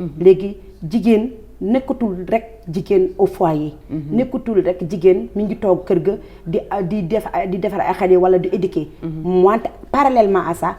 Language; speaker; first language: Wolof; non-native, local second language; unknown